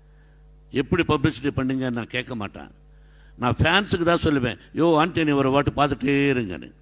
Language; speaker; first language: Tamil; non-native, learner; Telugu